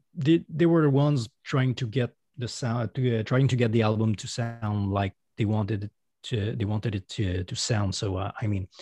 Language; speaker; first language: English; non-native, fluent; French